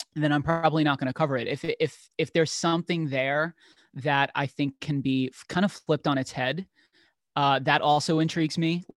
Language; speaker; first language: English; native; English